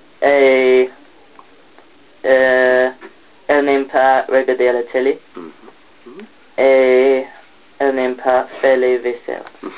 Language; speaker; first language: French; non-native, learner; English